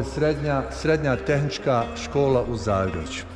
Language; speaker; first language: Croatian; native; Croatian